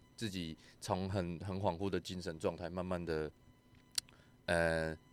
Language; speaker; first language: Chinese; non-native, local second language; Min Nan Chinese